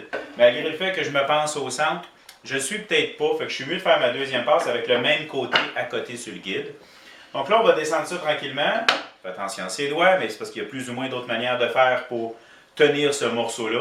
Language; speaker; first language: French; native; French